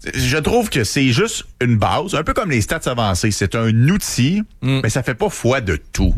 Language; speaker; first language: French; native; French